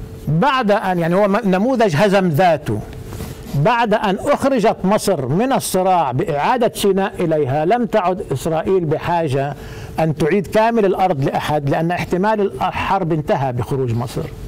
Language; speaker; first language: Arabic; native; Arabic